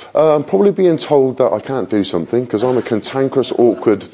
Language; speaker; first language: English; native; English